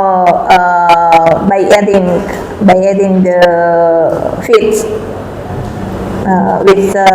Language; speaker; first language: English; non-native, fluent; Indonesian